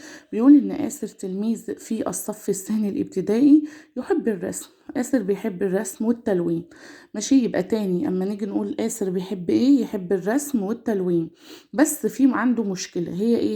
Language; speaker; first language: Arabic; native; Arabic